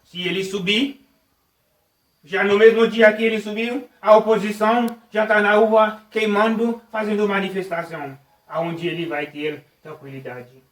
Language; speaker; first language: Portuguese; non-native, learner; Haitian Creole